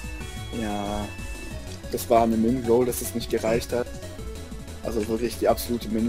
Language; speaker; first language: German; native; German